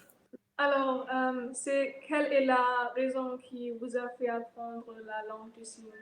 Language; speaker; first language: French; non-native, learner; German